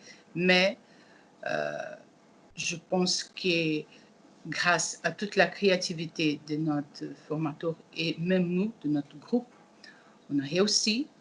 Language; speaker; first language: French; non-native, learner; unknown